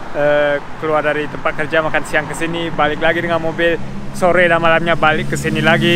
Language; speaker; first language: Indonesian; early bilingual, heritage; German